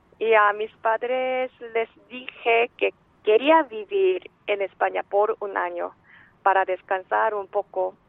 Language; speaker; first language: Spanish; non-native, fluent; Korean